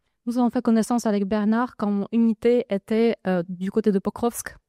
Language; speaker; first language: French; non-native, fluent; Ukrainian